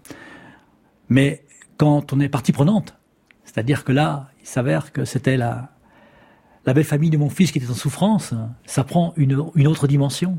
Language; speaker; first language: French; native; French